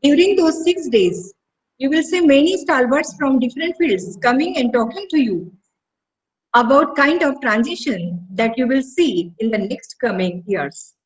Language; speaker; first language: English; non-native, local second language; Marathi